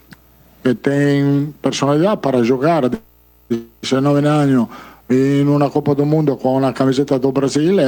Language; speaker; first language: Portuguese; non-native, fluent; Italian